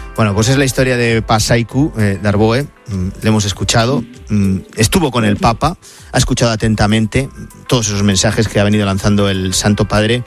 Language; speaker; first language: Spanish; native; Spanish